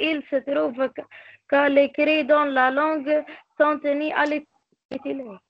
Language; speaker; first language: French; non-native, learner; Arabic